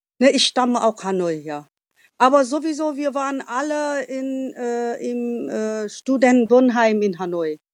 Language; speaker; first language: German; non-native, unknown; Vietnamese